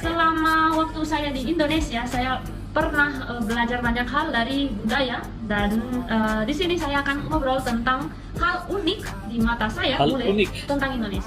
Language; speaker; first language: Indonesian; non-native, fluent; Spanish